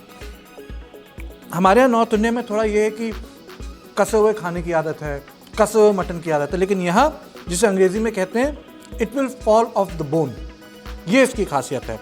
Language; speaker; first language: Hindi; native; Hindi